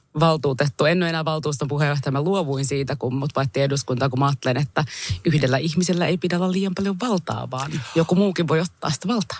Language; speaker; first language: Finnish; native; Finnish